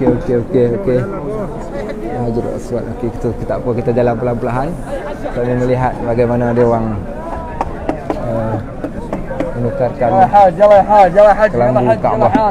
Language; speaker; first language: Malay; native; Malay